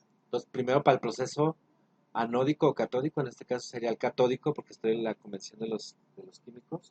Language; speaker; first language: Spanish; native; Spanish